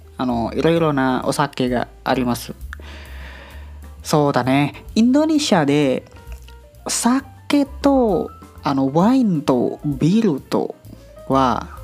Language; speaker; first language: Japanese; non-native, learner; Indonesian